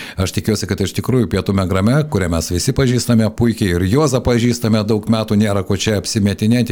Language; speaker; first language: Lithuanian; native; Lithuanian